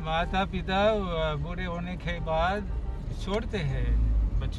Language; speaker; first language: Hindi; non-native, local second language; Malayalam